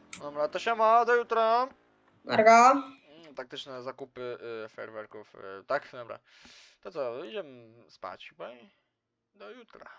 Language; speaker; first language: Polish; native; Polish